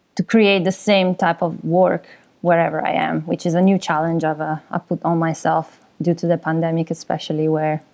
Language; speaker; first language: English; non-native, fluent; Italian